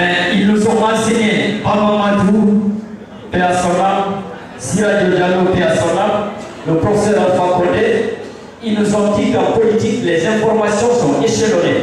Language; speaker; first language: French; non-native, local second language; Fula